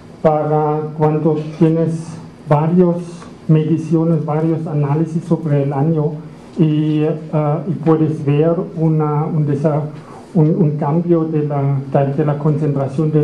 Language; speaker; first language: Spanish; non-native, learner; German